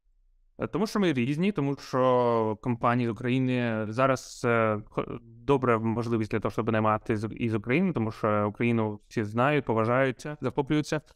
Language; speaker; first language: Ukrainian; non-native, local second language; Russian